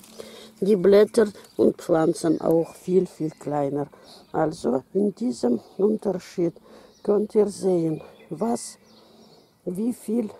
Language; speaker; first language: German; non-native, learner; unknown